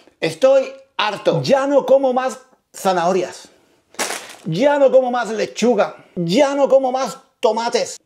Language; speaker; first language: Spanish; native; Spanish